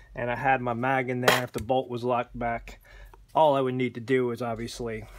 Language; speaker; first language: English; native; English